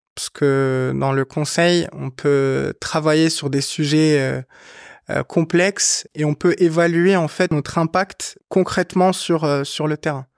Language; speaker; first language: French; non-native, local second language; Arabic